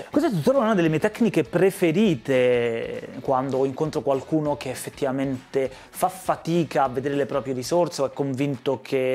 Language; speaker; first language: Italian; native; Italian